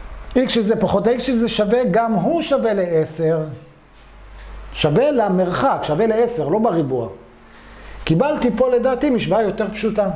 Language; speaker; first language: Hebrew; native; Hebrew